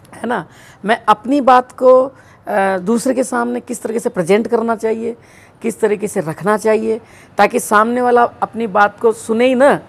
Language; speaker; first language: Hindi; native; Hindi